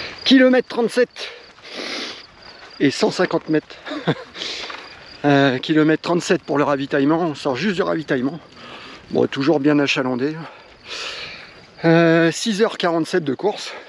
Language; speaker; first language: French; native; French